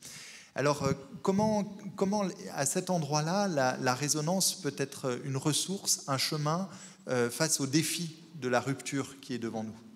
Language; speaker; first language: French; native; French